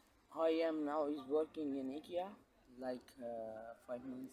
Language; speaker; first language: English; non-native, local second language; Punjabi